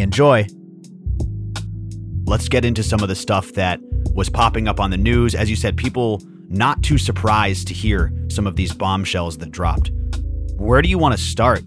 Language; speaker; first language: English; native; English